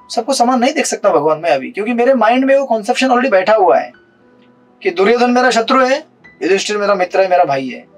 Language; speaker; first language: Hindi; non-native, local second language; Marathi